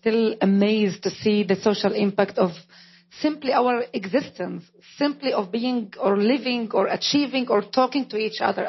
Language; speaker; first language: English; non-native, fluent; Arabic